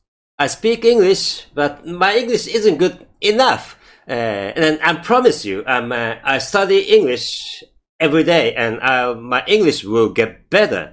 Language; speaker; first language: English; non-native, learner; Japanese